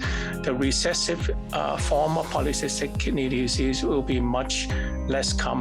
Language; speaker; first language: English; non-native, fluent; Cantonese